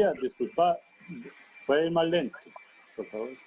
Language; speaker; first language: Portuguese; non-native, fluent; Spanish